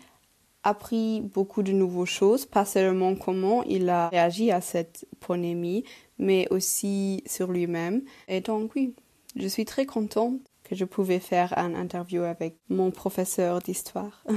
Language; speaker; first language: French; non-native, local second language; Luxembourgish